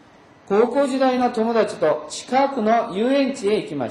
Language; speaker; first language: Japanese; non-native, fluent; Korean